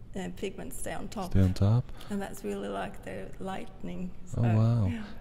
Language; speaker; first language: English; non-native, fluent; Norwegian